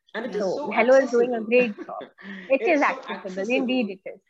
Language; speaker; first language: English; non-native, local second language; Hindi